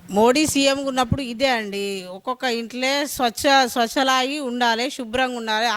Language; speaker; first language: Telugu; native; Telugu